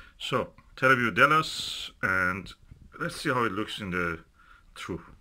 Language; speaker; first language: English; non-native, fluent; Persian